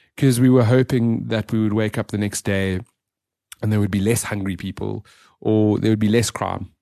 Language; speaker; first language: English; native; English